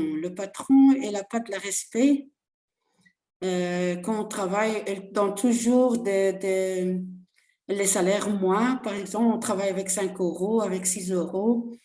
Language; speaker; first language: French; non-native, learner; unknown